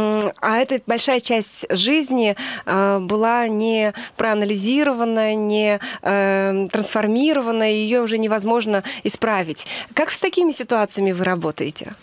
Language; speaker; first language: Russian; native; Russian